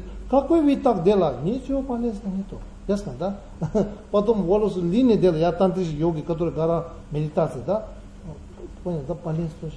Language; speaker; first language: Russian; non-native, learner; Tibetan